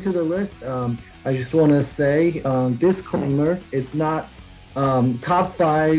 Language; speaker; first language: English; non-native, fluent; Chinese